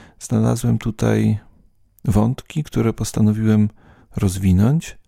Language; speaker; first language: Polish; native; Polish